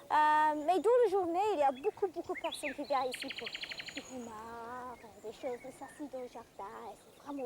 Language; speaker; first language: French; non-native, fluent; English